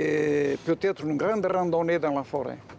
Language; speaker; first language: French; non-native, fluent; Portuguese